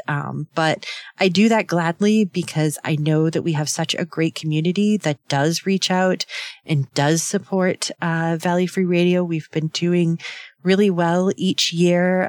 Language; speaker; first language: English; native; English